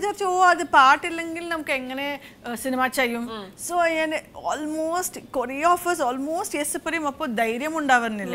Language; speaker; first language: Malayalam; non-native, fluent; Kannada